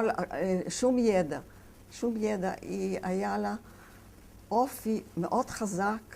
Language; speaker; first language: Hebrew; non-native, fluent; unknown